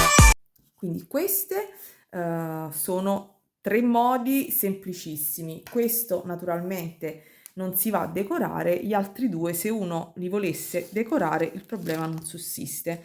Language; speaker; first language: Italian; native; Italian